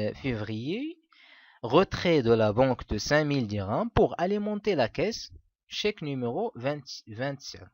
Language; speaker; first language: French; non-native, local second language; Arabic